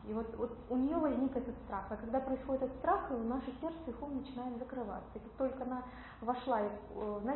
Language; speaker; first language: Russian; native; Russian